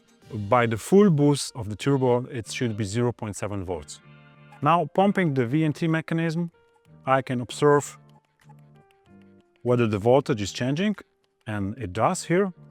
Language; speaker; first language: English; non-native, fluent; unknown